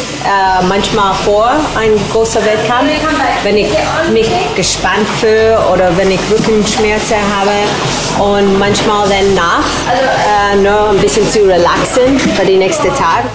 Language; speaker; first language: German; non-native, fluent; English